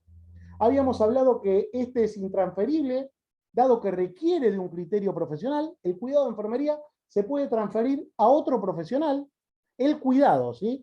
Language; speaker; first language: Spanish; native; Spanish